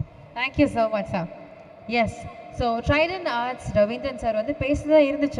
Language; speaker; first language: Tamil; native; Tamil